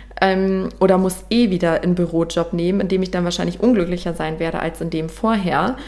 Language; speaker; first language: German; native; German